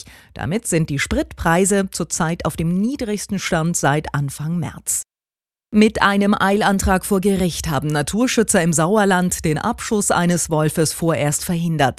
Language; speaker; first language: German; native; German